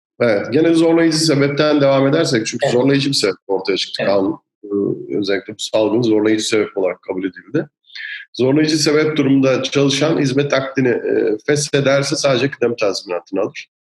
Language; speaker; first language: Turkish; native; Turkish